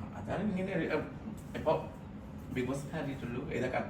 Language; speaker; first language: Malayalam; non-native, local second language; Assamese